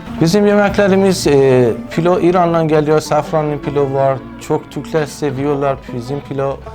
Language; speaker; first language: Turkish; non-native, learner; Persian